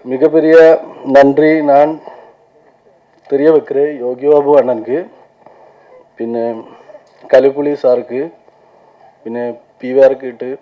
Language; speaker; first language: Tamil; non-native, learner; Malayalam